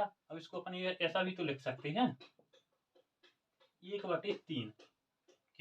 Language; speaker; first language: Hindi; native; Hindi